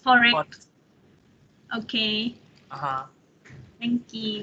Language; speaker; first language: English; non-native, learner; Thai